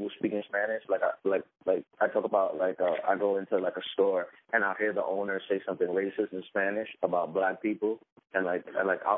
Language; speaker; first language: English; native; English